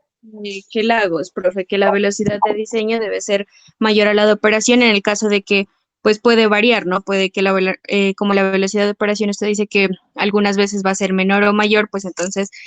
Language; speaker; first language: Spanish; native; Spanish